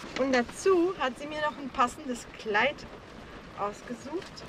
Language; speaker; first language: German; native; German